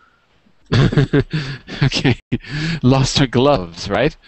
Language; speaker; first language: English; non-native, learner; Spanish